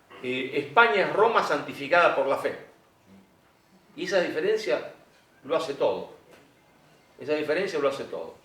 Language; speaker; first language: Spanish; native; Spanish